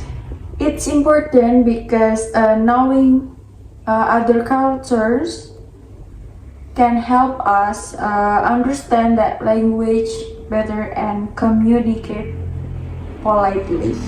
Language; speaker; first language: English; non-native, learner; Indonesian